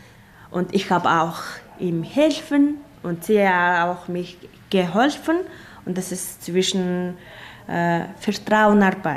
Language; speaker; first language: German; non-native, learner; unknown